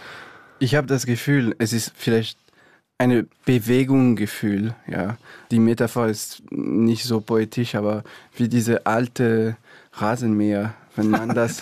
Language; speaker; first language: German; non-native, fluent; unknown